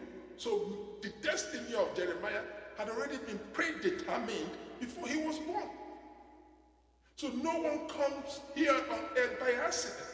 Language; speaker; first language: English; non-native, local second language; Igbo